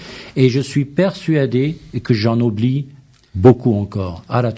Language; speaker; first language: French; native; French